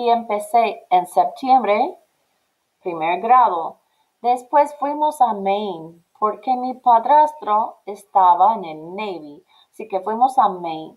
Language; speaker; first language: Spanish; non-native, fluent; English